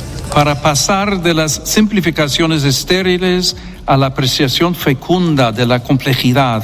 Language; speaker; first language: Spanish; non-native, fluent; English